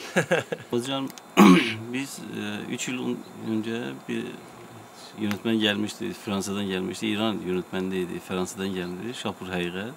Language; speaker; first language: Turkish; non-native, learner; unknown